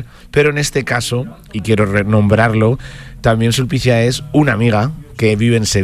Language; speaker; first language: Spanish; native; Spanish